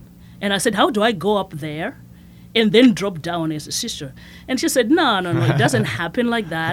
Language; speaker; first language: English; non-native, local second language; Shona